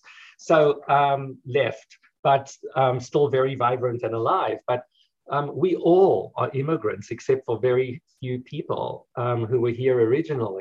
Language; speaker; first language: English; native; English